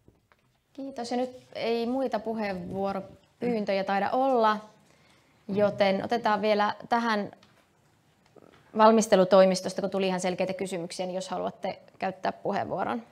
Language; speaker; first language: Finnish; native; Finnish